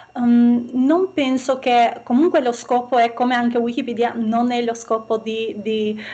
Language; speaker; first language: Italian; non-native, fluent; Albanian